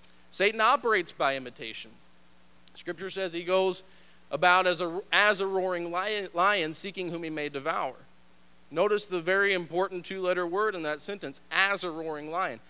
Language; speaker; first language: English; native; English